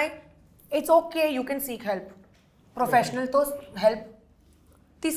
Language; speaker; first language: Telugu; non-native, learner; Hindi